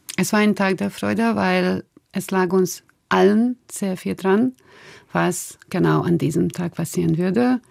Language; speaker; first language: German; non-native, fluent; Hungarian